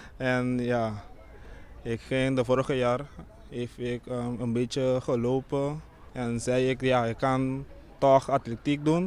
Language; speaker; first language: Dutch; non-native, local second language; Papiamento